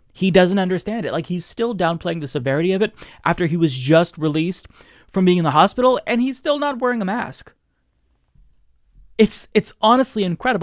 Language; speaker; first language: English; native; English